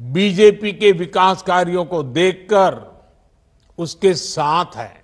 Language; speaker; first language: Hindi; non-native, local second language; Gujarati